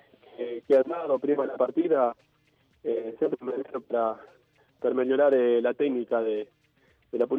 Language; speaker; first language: Italian; non-native, fluent; Spanish